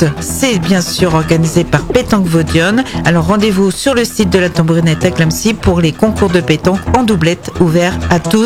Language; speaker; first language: French; native; French